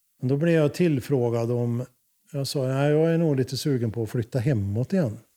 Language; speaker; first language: Swedish; native; Swedish